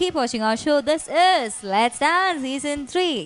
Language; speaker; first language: Malayalam; native; Malayalam